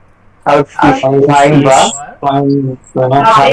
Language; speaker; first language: German; non-native, learner; Bangla